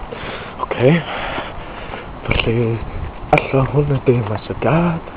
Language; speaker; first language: Welsh; non-native, local second language; English